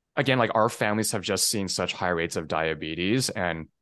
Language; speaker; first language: English; early bilingual, other home language; Chinese